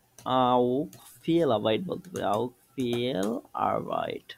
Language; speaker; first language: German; non-native, fluent; Bangla